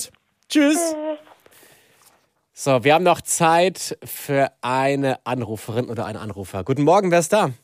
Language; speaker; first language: German; native; German